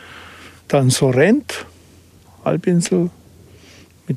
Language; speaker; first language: German; native; German